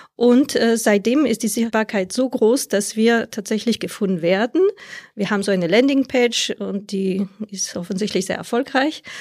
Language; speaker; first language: German; non-native, fluent; French